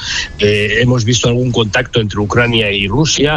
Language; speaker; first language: Spanish; native; Spanish